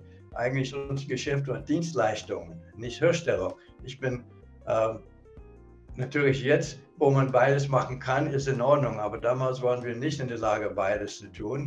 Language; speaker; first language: German; non-native, fluent; English